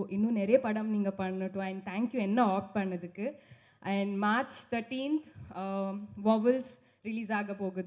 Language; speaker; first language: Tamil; non-native, local second language; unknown